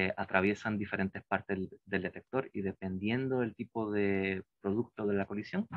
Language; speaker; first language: Spanish; native; Spanish